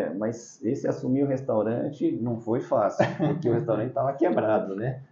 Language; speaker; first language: Portuguese; early bilingual, other home language; Chinese